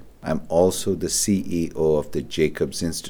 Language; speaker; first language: English; non-native, local second language; Urdu